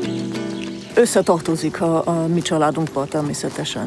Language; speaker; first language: Hungarian; early bilingual, heritage; Hungarian